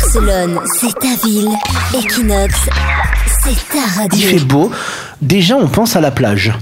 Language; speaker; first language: French; native; French